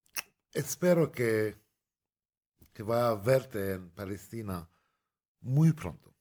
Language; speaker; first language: Spanish; non-native, fluent; Arabic